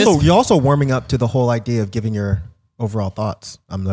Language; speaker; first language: English; native; English